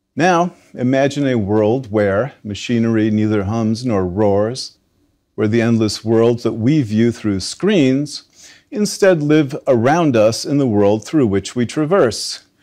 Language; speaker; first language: English; native; English